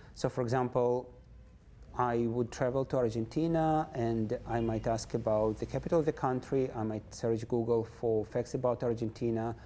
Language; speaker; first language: English; non-native, fluent; Russian